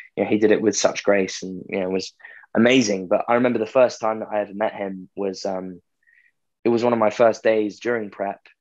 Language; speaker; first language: English; native; English